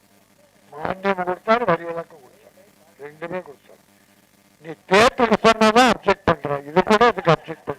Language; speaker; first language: Tamil; native; Tamil